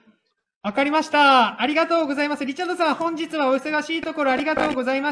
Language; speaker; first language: Japanese; native; Japanese